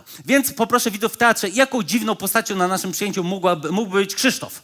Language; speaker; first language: Polish; native; Polish